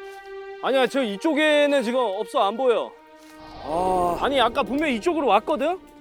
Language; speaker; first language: Korean; native; Korean